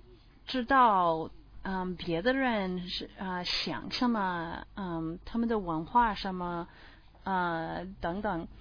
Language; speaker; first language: Chinese; non-native, learner; English